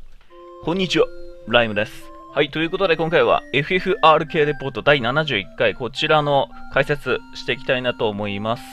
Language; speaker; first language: Japanese; native; Japanese